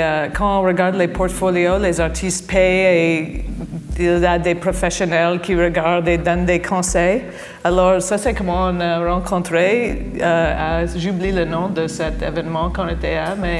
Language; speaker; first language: French; non-native, fluent; English